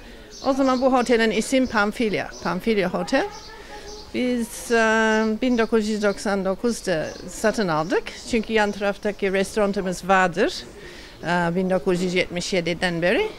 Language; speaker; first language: Turkish; non-native, fluent; English